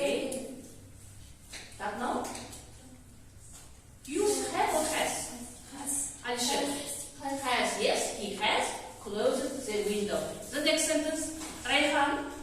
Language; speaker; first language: English; non-native, learner; Russian